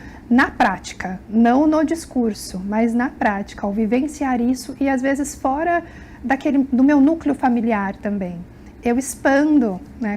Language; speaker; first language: Portuguese; native; Portuguese